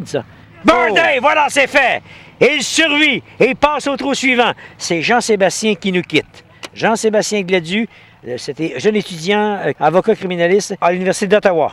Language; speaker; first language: French; native; French